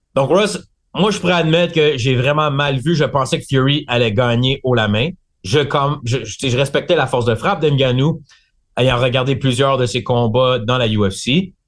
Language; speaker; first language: French; native; French